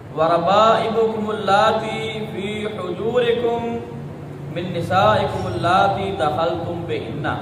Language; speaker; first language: Urdu; non-native, local second language; Punjabi